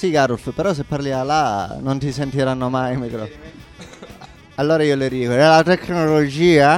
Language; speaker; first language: Italian; native; Italian